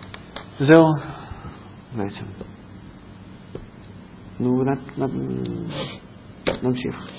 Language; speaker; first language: Hebrew; non-native, fluent; Russian